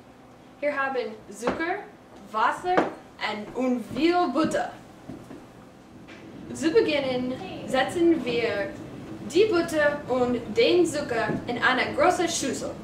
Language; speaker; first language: German; non-native, learner; English